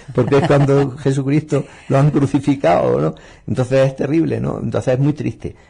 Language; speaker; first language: Spanish; native; Spanish